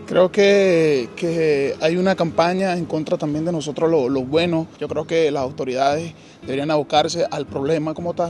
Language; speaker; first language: Spanish; native; Spanish